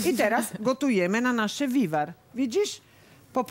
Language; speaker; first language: Polish; non-native, learner; Italian